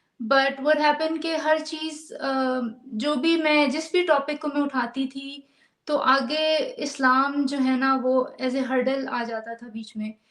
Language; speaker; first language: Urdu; native; Urdu